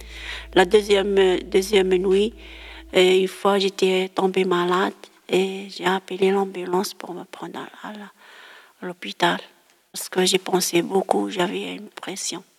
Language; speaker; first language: French; non-native, learner; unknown